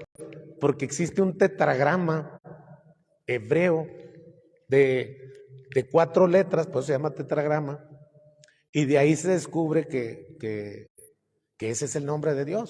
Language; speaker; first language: Spanish; native; Spanish